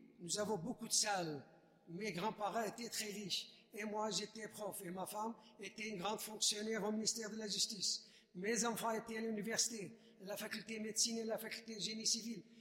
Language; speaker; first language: French; non-native, fluent; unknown